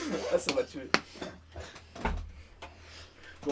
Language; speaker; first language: French; native; French